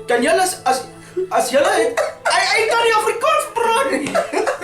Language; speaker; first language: Afrikaans; non-native, learner; English